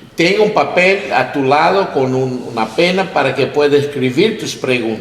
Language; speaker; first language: Spanish; non-native, learner; English